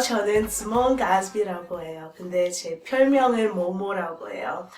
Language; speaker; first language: Korean; non-native, learner; English